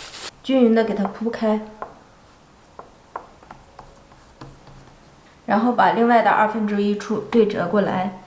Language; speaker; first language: Chinese; native; Chinese